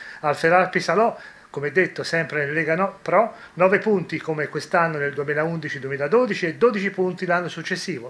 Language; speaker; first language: Italian; native; Italian